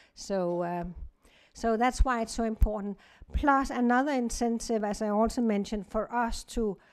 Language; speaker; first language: English; non-native, fluent; Kalaallisut